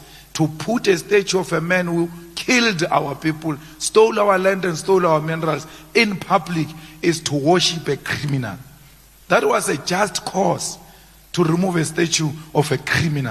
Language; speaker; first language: English; non-native, local second language; Northern Sotho